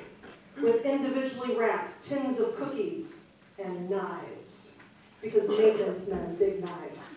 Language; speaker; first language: English; native; English